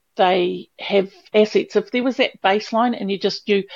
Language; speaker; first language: English; native; English